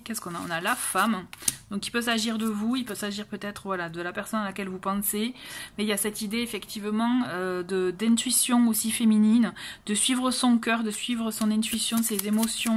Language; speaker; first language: French; native; French